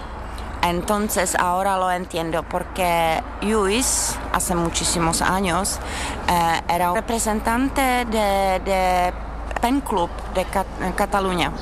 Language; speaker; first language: Spanish; non-native, fluent; Czech